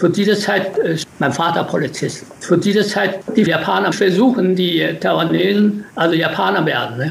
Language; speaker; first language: German; non-native, learner; Japanese